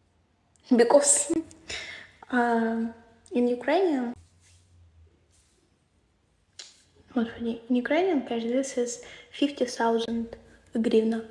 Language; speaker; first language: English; non-native, learner; Ukrainian